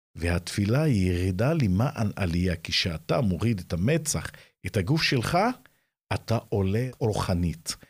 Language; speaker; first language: Hebrew; non-native, local second language; Arabic